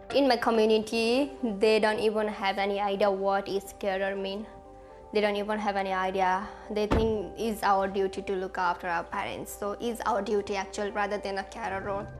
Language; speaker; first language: English; non-native, local second language; Nepali